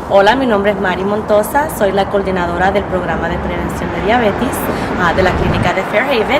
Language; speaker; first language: Spanish; early bilingual, heritage; Spanish